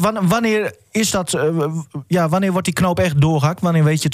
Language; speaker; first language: Dutch; native; Dutch